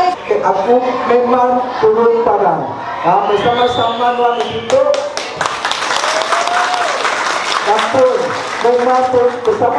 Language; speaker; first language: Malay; non-native, local second language; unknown